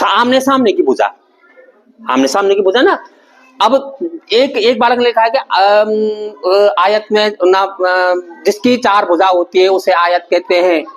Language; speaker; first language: Hindi; native; Hindi